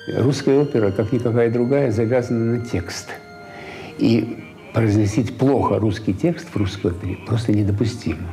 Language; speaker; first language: Russian; non-native, local second language; Kazakh